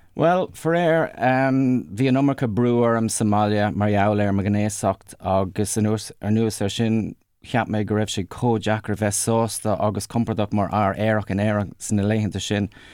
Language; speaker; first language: Irish; non-native, local second language; English